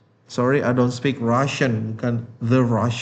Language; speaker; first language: English; non-native, fluent; Indonesian